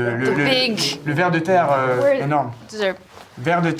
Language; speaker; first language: French; early bilingual, heritage; English